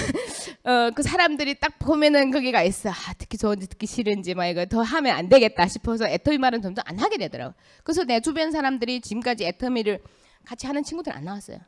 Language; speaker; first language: Korean; early bilingual, heritage; Korean